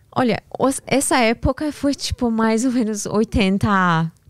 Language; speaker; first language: Portuguese; non-native, learner; Persian